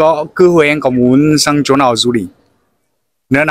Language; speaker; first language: Vietnamese; non-native, learner; Chinese